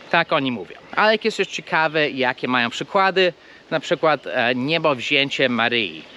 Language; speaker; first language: Polish; non-native, fluent; English